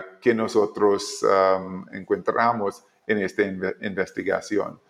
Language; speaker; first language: Spanish; non-native, learner; English